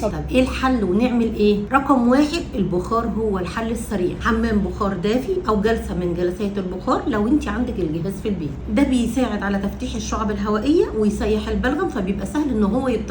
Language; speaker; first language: Arabic; native; Arabic